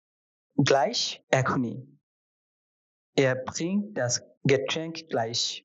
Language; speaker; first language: German; non-native, fluent; Bangla